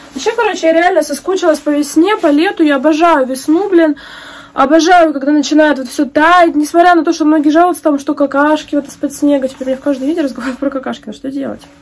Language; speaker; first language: Russian; native; Russian